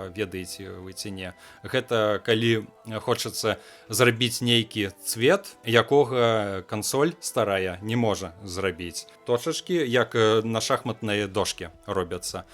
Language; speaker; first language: Belarusian; non-native, local second language; Russian